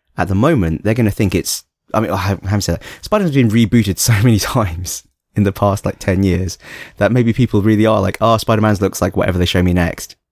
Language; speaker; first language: English; native; English